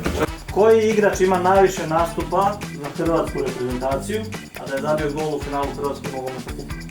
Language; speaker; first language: Croatian; native; Croatian